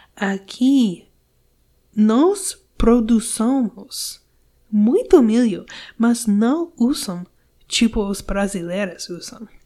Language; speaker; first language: Portuguese; non-native, learner; English